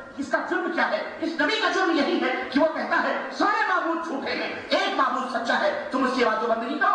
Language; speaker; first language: Urdu; native; Urdu